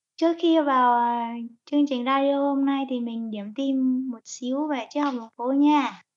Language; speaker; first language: Vietnamese; native; Vietnamese